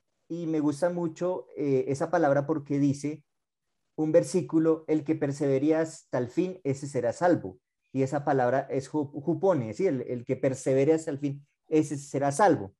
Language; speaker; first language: Spanish; native; Spanish